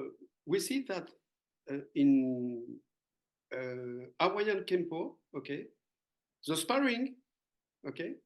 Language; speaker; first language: English; non-native, learner; French